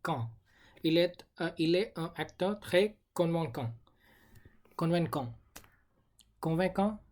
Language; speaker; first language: French; non-native, learner; English